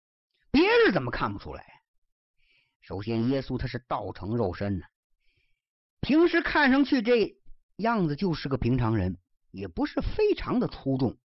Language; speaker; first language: Chinese; native; Chinese